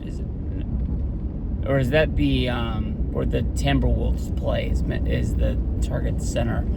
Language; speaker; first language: English; native; English